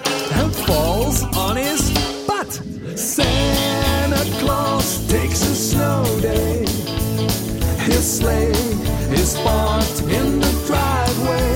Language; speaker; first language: English; early bilingual, other home language; Haitian Creole